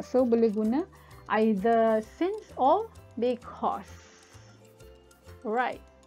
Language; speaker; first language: English; non-native, local second language; Malay